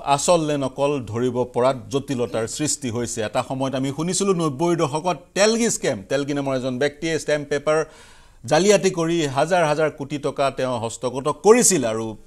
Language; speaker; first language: Assamese; native; Assamese